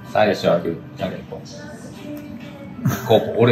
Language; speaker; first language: Japanese; native; Japanese